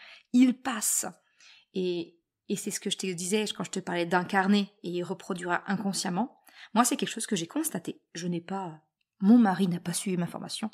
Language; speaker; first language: French; native; French